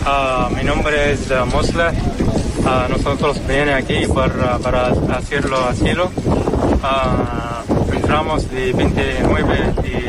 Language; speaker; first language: Spanish; non-native, learner; Arabic